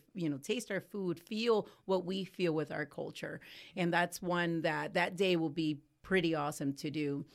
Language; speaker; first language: English; native; English